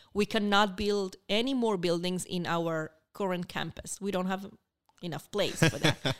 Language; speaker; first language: English; non-native, fluent; Spanish